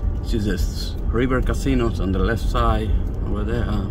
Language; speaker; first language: English; non-native, learner; Spanish